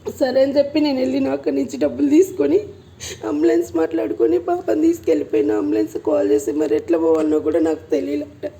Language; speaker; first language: Telugu; native; Telugu